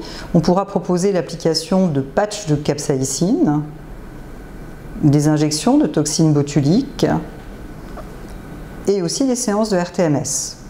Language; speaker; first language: French; native; French